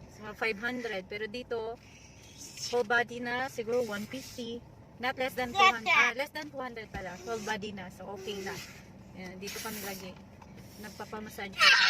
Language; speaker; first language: Filipino; non-native, local second language; Cebuano